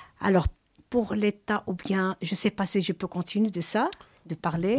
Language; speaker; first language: French; non-native, learner; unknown